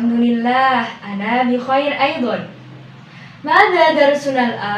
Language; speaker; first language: Arabic; non-native, fluent; Indonesian